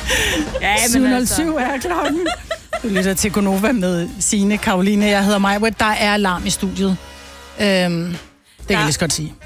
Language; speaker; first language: Danish; native; Danish